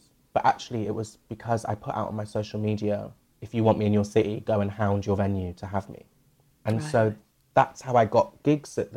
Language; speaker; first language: English; native; English